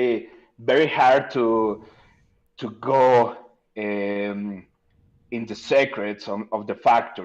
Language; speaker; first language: English; non-native, learner; Spanish